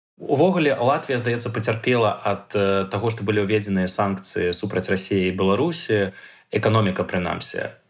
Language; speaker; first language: Belarusian; native; Belarusian